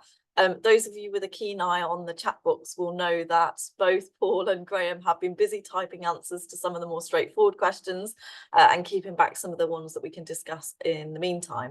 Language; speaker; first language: English; native; English